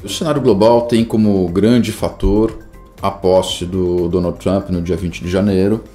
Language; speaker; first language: Portuguese; native; Portuguese